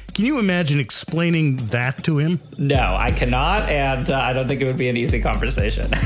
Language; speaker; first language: English; native; English